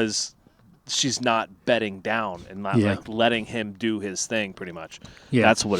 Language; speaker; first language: English; native; English